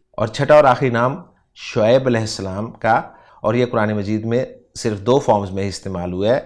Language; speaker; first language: Urdu; native; Urdu